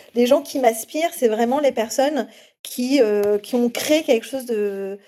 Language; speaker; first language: French; native; French